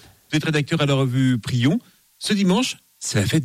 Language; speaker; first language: French; native; French